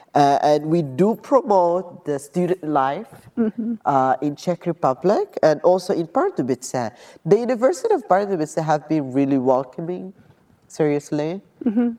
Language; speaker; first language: English; non-native, fluent; Arabic